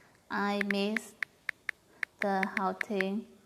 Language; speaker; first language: English; non-native, learner; Vietnamese